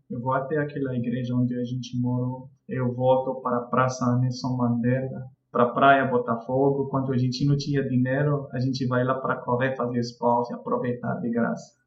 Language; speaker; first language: Portuguese; non-native, fluent; Arabic